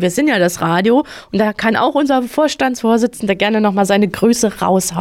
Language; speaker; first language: German; native; German